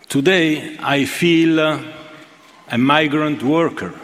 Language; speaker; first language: English; non-native, fluent; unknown